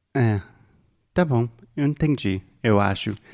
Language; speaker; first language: Portuguese; non-native, fluent; English